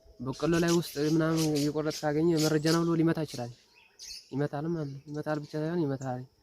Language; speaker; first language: Amharic; non-native, local second language; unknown